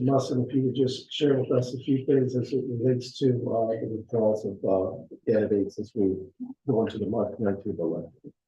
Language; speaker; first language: English; native; English